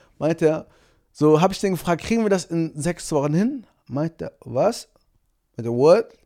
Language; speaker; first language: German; early bilingual, other home language; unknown